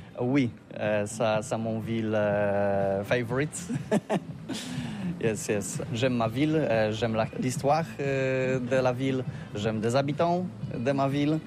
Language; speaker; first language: French; non-native, fluent; Polish